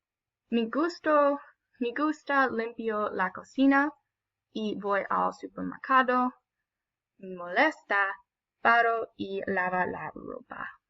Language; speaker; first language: Spanish; non-native, learner; English